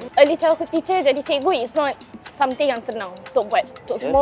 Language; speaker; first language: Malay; native; Malay